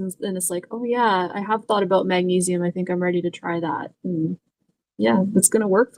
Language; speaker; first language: English; native; English